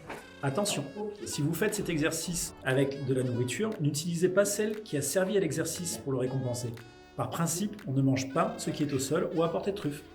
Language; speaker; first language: French; native; French